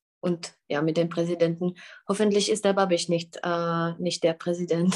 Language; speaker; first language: German; non-native, fluent; Czech